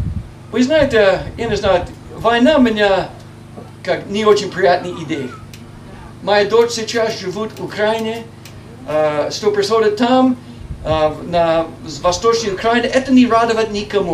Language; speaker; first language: Russian; non-native, learner; English